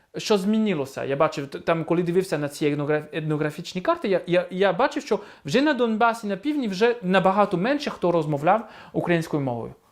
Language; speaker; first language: Ukrainian; non-native, fluent; French